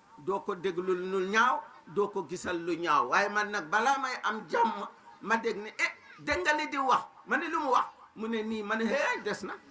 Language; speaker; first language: Wolof; non-native, local second language; Serer